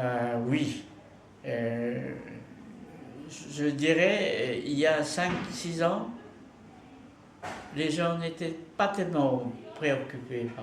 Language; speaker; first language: French; non-native, fluent; Vietnamese